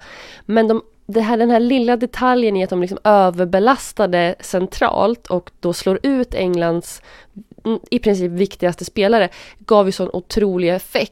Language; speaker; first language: Swedish; native; Swedish